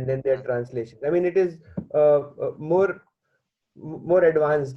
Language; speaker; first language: English; non-native, learner; Hindi